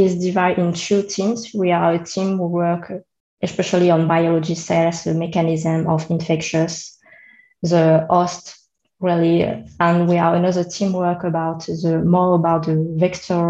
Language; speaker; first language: English; non-native, learner; French